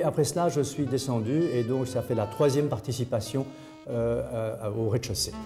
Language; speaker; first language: French; native; French